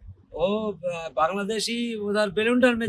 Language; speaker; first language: Hindi; non-native, local second language; Bangla